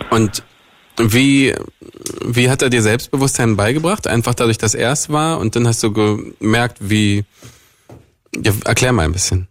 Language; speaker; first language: German; native; German